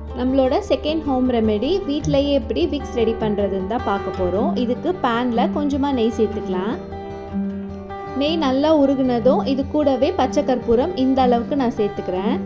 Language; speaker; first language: Tamil; native; Tamil